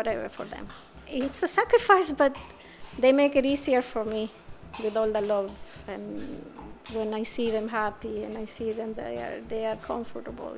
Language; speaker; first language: English; non-native, fluent; Spanish